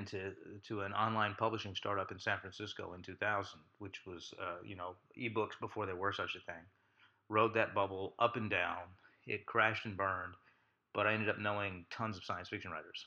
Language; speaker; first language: English; native; English